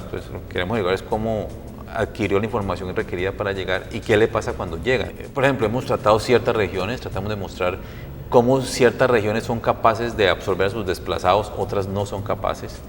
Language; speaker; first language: Spanish; native; Spanish